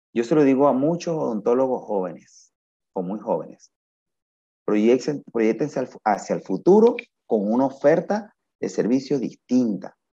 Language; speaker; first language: Spanish; native; Spanish